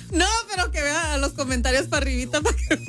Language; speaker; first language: Spanish; native; Spanish